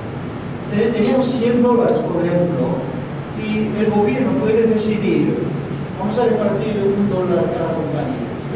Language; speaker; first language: Spanish; non-native, learner; Korean